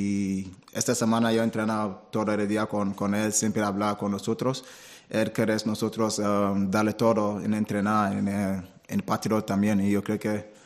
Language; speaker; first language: Spanish; non-native, learner; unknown